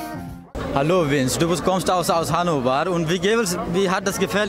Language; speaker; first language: German; non-native, learner; Bangla